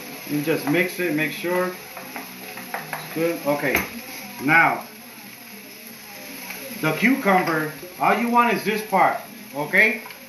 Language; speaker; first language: English; early bilingual, other home language; Spanish